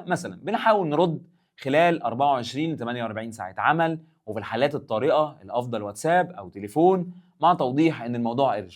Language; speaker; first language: Arabic; native; Arabic